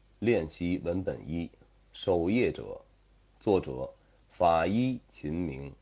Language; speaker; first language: Chinese; native; Chinese